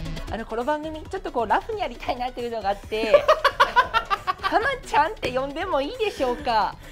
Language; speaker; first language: Japanese; native; Japanese